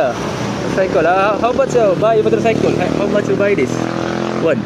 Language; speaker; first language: English; non-native, local second language; Cebuano